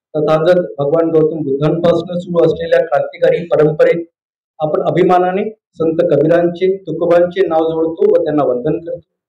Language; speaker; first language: Marathi; native; Marathi